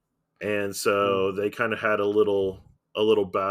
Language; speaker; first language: English; native; English